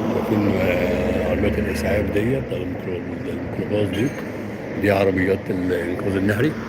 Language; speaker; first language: Arabic; native; Arabic